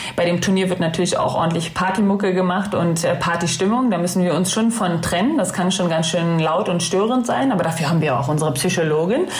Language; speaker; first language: German; native; German